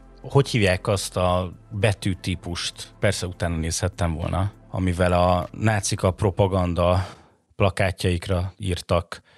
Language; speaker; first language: Hungarian; native; Hungarian